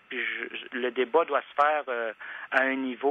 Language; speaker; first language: French; native; French